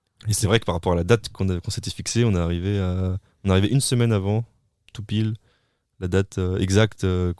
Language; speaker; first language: French; native; French